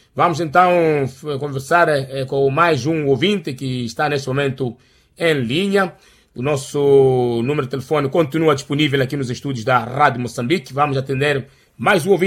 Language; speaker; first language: Portuguese; non-native, local second language; Makhuwa